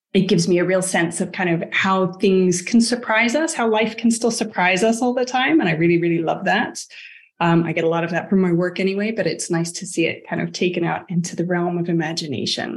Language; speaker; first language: English; native; English